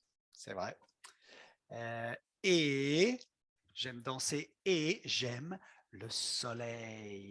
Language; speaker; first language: French; non-native, fluent; English